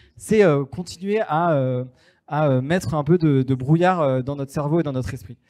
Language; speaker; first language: French; native; French